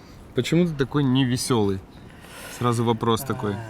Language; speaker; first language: Russian; native; Russian